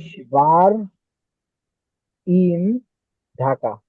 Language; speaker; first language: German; non-native, learner; Bangla